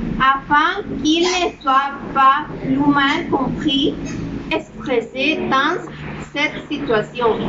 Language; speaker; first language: French; non-native, learner; Spanish